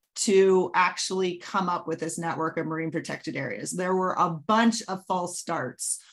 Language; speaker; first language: English; native; English